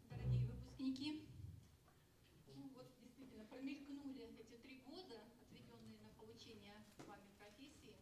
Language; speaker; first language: Russian; native; Russian